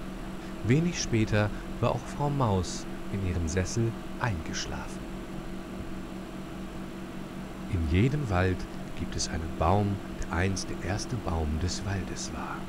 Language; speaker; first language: German; native; German